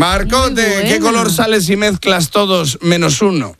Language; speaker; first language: Spanish; native; Spanish